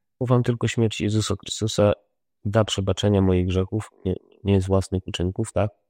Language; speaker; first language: Polish; native; Polish